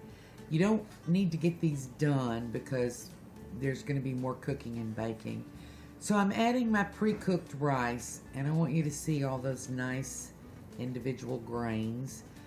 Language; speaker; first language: English; native; English